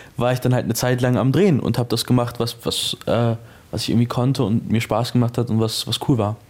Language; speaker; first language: German; native; German